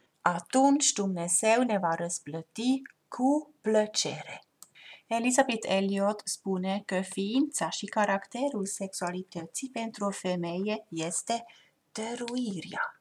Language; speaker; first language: Romanian; non-native, fluent; German